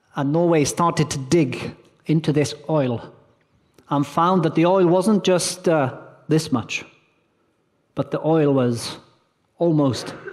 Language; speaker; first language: English; native; English